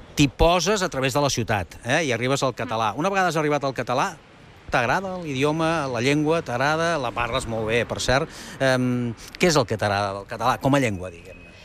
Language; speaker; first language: Catalan; native; Catalan